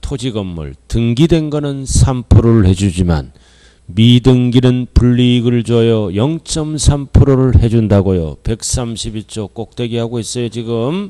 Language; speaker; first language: Korean; native; Korean